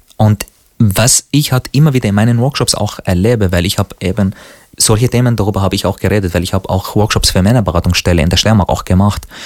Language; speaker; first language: German; non-native, fluent; Arabic